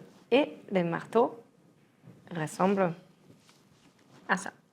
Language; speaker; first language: French; non-native, fluent; Polish